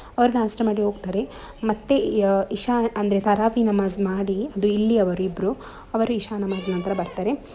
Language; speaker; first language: Kannada; non-native, local second language; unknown